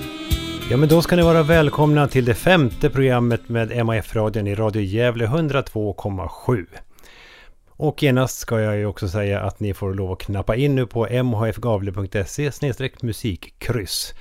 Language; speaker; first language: Swedish; native; Swedish